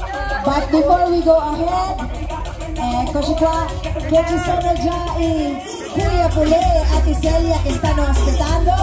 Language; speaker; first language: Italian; non-native, learner; Filipino